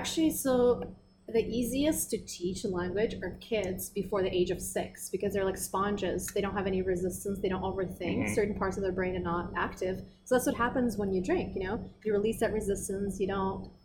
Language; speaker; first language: English; non-native, fluent; Russian